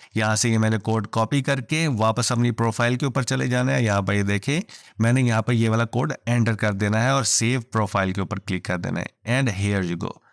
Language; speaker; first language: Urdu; native; Urdu